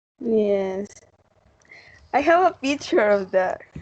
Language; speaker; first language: English; non-native, learner; Spanish